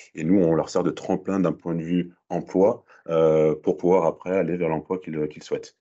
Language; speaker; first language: French; native; French